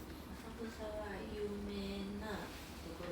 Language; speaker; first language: Japanese; non-native, learner; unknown